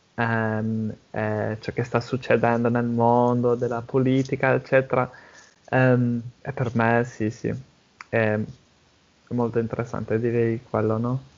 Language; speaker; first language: Italian; non-native, fluent; English